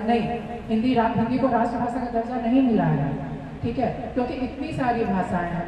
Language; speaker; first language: Hindi; native; Hindi